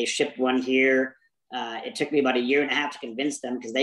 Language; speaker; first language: English; native; English